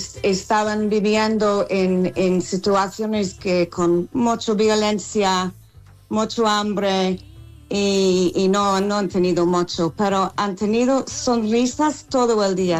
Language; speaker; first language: Spanish; non-native, fluent; English